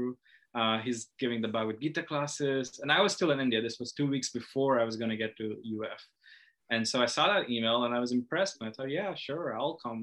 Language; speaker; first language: English; non-native, local second language; Hindi